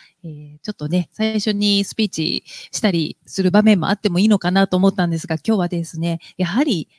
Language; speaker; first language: Japanese; native; Japanese